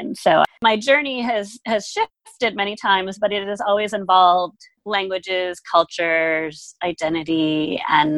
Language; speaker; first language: English; early bilingual, other home language; German